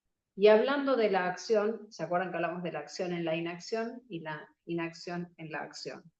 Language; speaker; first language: Spanish; native; Spanish